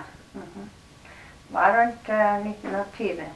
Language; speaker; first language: Norwegian; early bilingual, heritage; Norwegian